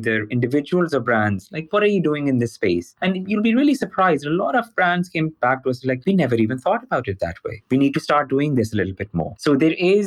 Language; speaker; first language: English; non-native, local second language; Urdu